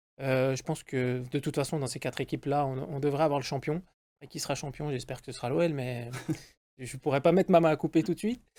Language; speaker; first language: French; native; French